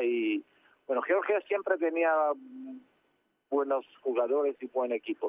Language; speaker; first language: Spanish; non-native, fluent; Georgian